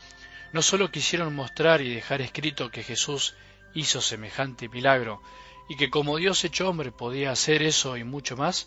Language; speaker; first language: Spanish; native; Spanish